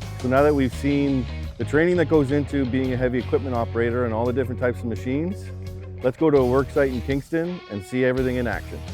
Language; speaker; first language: English; native; English